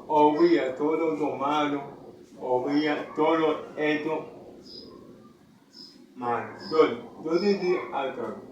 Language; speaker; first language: Spanish; non-native, learner; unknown